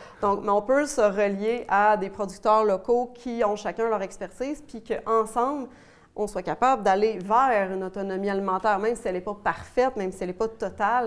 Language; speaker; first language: French; native; French